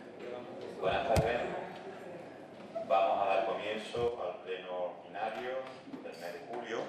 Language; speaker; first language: Spanish; native; Spanish